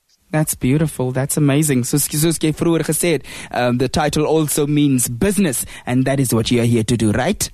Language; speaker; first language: English; non-native, local second language; Afrikaans